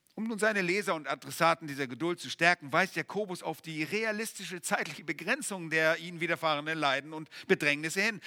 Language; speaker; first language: German; native; German